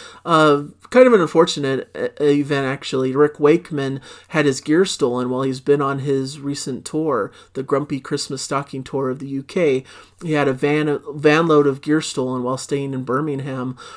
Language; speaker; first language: English; native; English